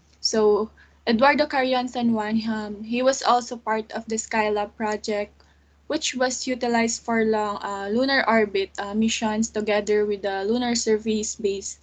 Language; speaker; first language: English; non-native, local second language; Filipino